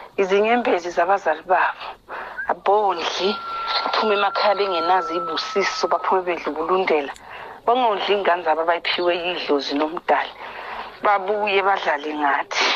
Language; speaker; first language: Zulu; native; Zulu